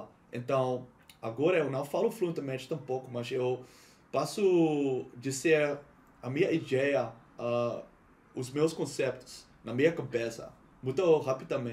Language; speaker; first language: Portuguese; non-native, learner; Dutch